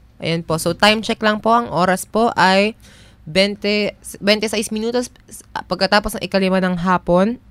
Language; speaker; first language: Filipino; native; Filipino